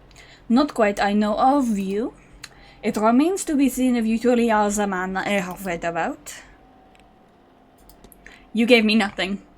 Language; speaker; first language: English; native; English